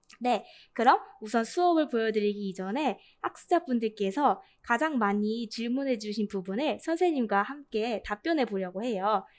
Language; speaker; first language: Korean; native; Korean